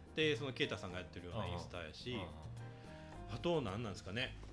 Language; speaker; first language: Japanese; native; Japanese